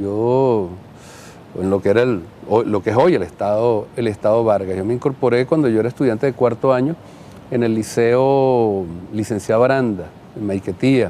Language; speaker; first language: Spanish; native; Spanish